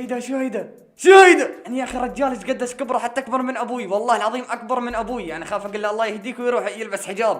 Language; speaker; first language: Arabic; native; Arabic